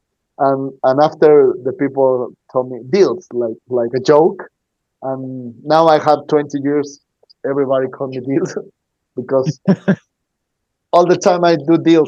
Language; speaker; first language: English; non-native, learner; Spanish